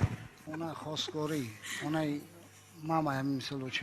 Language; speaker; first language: Russian; non-native, learner; Tajik